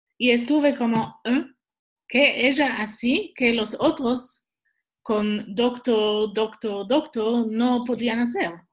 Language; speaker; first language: Spanish; non-native, learner; Swiss German